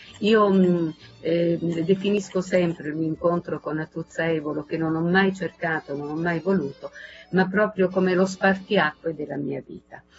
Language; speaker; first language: Italian; native; Italian